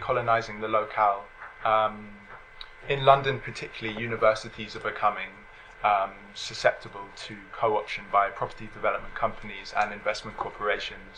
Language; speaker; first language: English; native; English